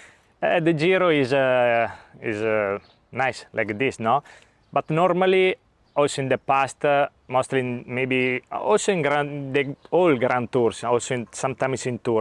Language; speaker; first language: English; non-native, learner; Italian